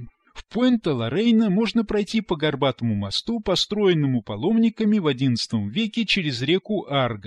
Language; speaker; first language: Russian; native; Russian